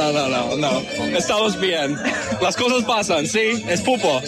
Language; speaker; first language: Spanish; non-native, fluent; English